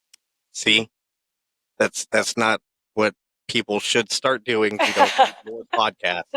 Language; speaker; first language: English; native; English